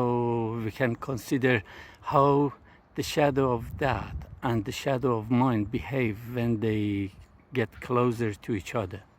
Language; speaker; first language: English; non-native, fluent; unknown